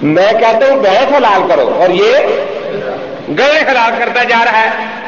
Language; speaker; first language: Urdu; non-native, local second language; Punjabi